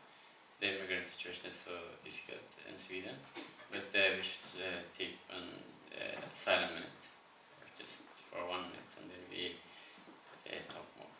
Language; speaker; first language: English; non-native, learner; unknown